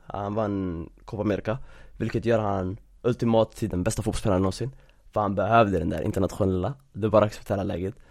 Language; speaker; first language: Swedish; early bilingual, other home language; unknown